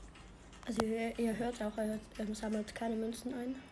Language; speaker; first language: German; native; German